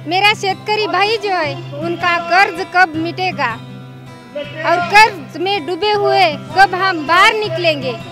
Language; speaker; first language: Hindi; non-native, local second language; Marathi